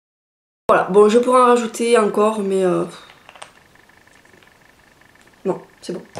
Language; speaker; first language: French; native; French